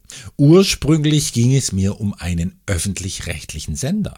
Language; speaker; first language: German; native; German